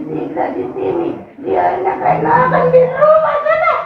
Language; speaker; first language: Indonesian; non-native, local second language; Javanese